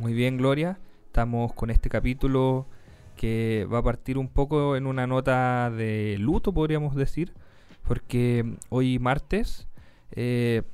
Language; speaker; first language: Spanish; native; Spanish